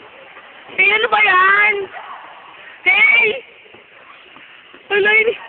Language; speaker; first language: Filipino; native; Filipino